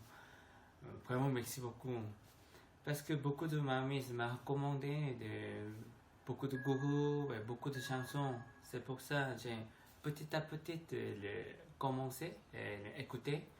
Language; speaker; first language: French; non-native, learner; Korean